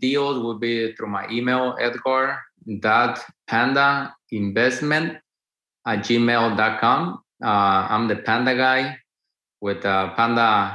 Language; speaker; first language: English; non-native, fluent; Spanish